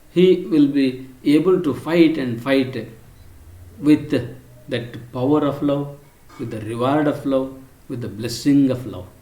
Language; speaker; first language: English; non-native, local second language; Kannada